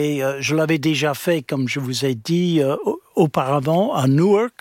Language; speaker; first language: French; non-native, fluent; English